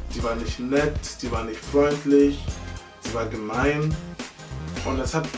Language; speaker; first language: German; early bilingual, heritage; German